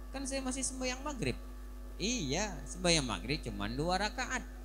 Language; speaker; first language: Indonesian; non-native, local second language; Banjar